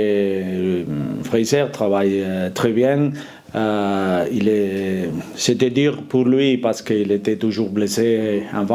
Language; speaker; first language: French; non-native, fluent; Spanish